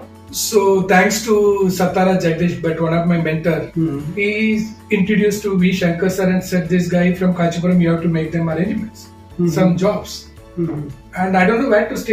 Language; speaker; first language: English; non-native, local second language; Tamil